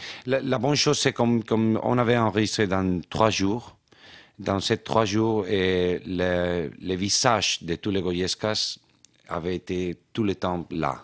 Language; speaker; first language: French; non-native, fluent; Spanish